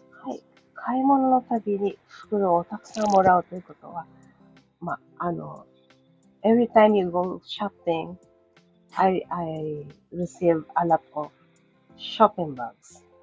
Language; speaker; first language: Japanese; non-native, learner; Filipino